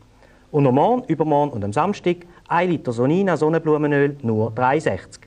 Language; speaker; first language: German; native; German